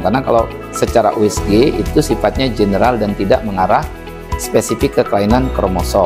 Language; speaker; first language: Indonesian; native; Indonesian